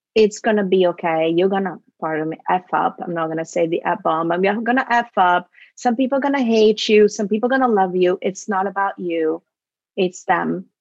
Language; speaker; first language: English; early bilingual, other home language; Italian